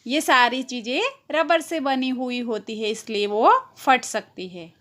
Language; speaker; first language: Hindi; non-native, local second language; Gujarati